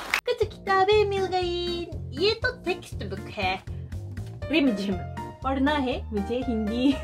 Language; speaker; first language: Hindi; non-native, fluent; Japanese